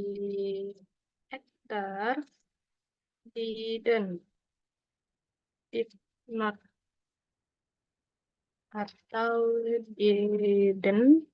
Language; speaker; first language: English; non-native, learner; Indonesian